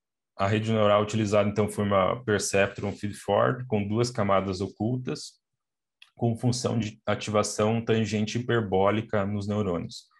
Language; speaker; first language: Portuguese; native; Portuguese